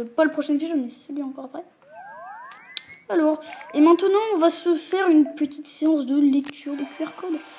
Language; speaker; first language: French; native; French